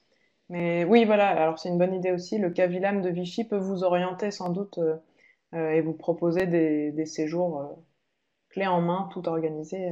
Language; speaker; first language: French; native; French